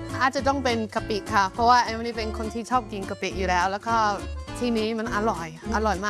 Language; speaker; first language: Thai; non-native, fluent; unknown